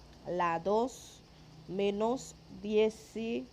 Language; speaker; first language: Spanish; non-native, fluent; Haitian Creole